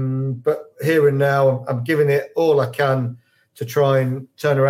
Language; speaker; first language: English; native; English